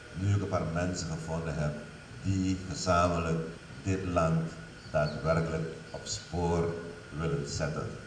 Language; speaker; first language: Dutch; native; Dutch